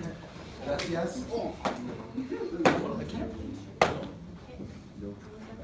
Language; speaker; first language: Spanish; non-native, fluent; English